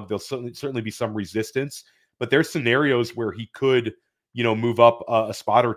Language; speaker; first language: English; native; English